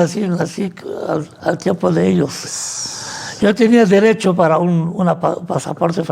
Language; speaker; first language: Spanish; non-native, fluent; Arabic